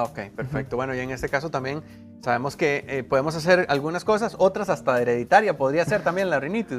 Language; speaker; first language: Spanish; native; Spanish